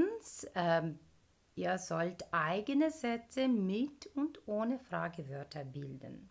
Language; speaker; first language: German; non-native, fluent; Ukrainian